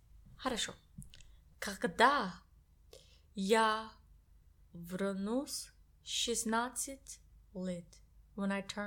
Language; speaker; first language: Russian; non-native, learner; English